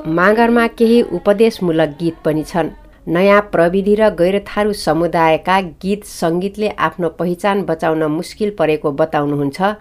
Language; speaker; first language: Nepali; non-native, local second language; Dangaura Tharu